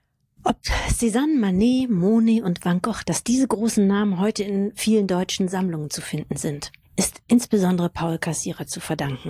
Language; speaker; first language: German; native; German